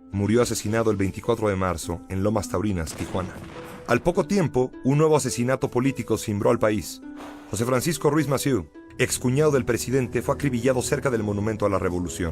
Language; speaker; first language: Spanish; native; Spanish